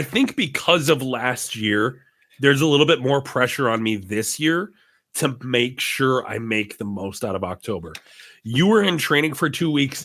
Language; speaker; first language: English; native; English